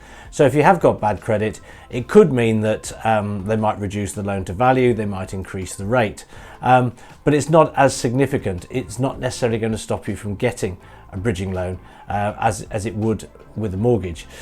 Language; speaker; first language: English; native; English